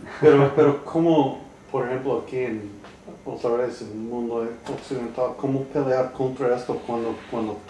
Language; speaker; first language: Spanish; non-native, learner; English